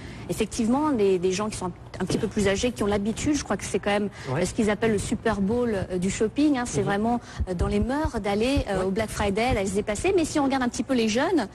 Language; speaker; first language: French; native; French